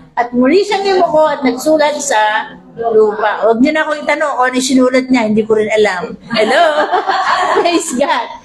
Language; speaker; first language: Filipino; native; Filipino